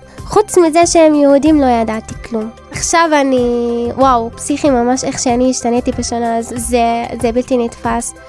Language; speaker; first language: Hebrew; non-native, local second language; Arabic